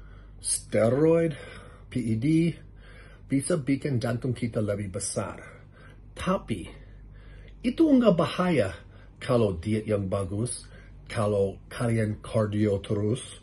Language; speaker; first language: Indonesian; non-native, learner; English